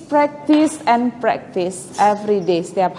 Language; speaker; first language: English; non-native, fluent; Indonesian